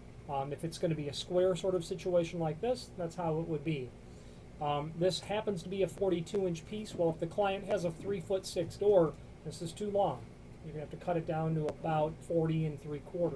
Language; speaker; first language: English; native; English